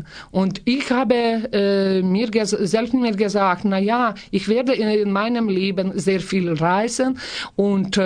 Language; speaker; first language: German; non-native, learner; Lithuanian